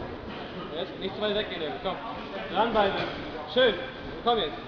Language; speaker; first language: German; native; German